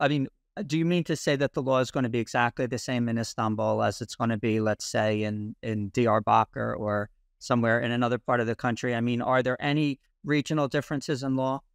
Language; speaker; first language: English; native; English